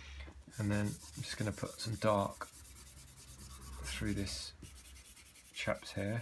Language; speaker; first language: English; native; English